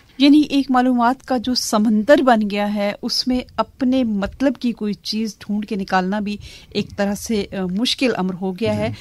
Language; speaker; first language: Urdu; native; Urdu